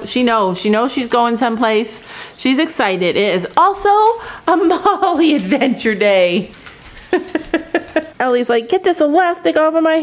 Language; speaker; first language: English; native; English